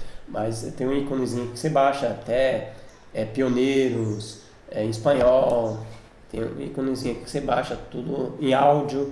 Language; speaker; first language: Portuguese; native; Portuguese